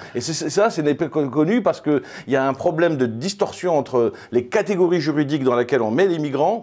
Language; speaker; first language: French; early bilingual, other home language; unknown